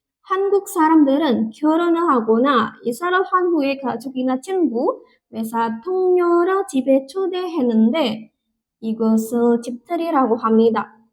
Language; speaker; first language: Korean; non-native, fluent; Indonesian